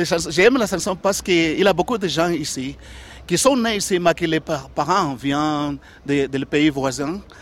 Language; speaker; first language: French; non-native, learner; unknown